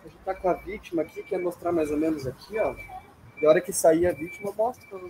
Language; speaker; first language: Portuguese; native; Portuguese